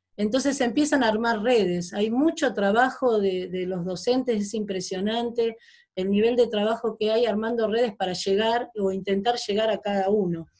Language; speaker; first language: Spanish; native; Spanish